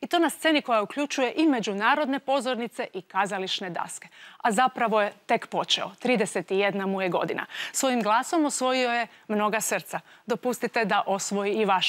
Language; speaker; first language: Croatian; native; Croatian